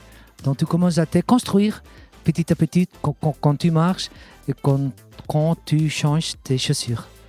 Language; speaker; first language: French; non-native, fluent; Catalan